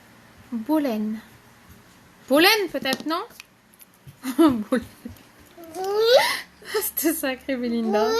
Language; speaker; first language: French; native; French